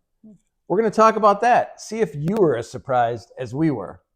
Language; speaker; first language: English; native; English